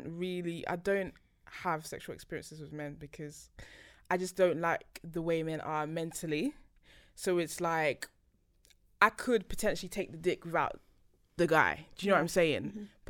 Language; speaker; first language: English; native; English